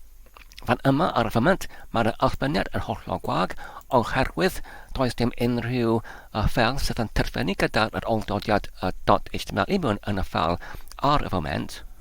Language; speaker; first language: Welsh; non-native, learner; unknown